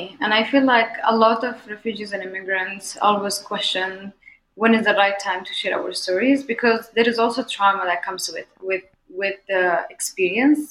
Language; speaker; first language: English; non-native, fluent; Arabic